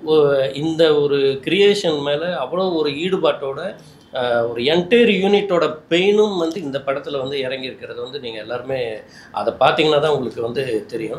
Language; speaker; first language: Tamil; native; Tamil